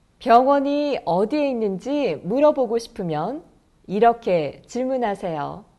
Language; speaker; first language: Korean; native; Korean